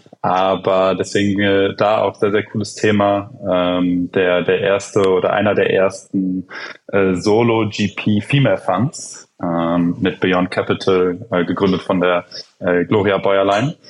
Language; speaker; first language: German; native; German